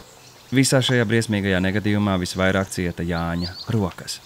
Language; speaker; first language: Latvian; native; Latvian